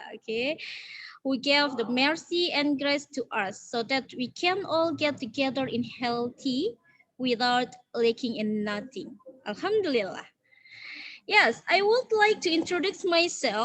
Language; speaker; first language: English; non-native, learner; Indonesian